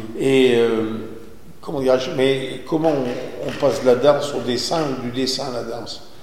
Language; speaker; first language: French; native; French